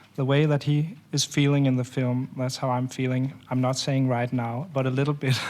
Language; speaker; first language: English; non-native, fluent; Danish